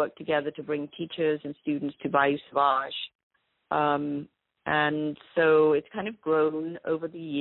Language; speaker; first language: English; native; English